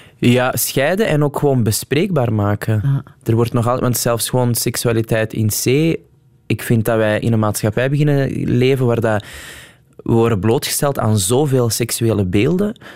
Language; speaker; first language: Dutch; non-native, local second language; Arabic